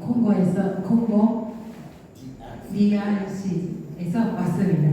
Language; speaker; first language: Korean; non-native, learner; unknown